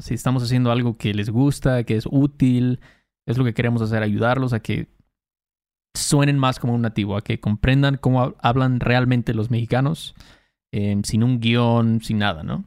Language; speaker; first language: Spanish; native; Spanish